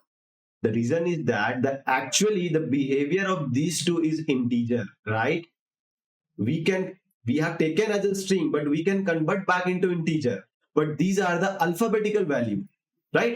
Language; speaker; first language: English; non-native, local second language; Hindi